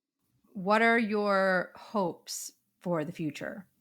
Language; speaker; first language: English; native; English